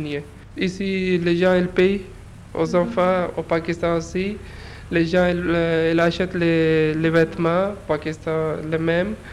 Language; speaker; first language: French; non-native, learner; Urdu